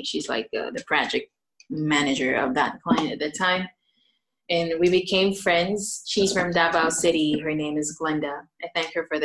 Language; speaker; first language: English; non-native, local second language; Filipino